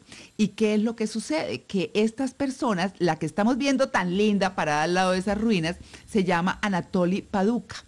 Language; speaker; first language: Spanish; native; Spanish